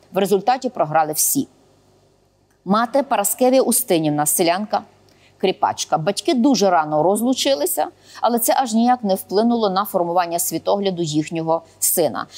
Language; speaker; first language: Ukrainian; native; Ukrainian